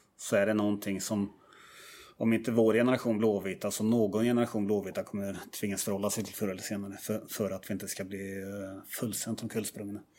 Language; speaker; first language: Swedish; native; Swedish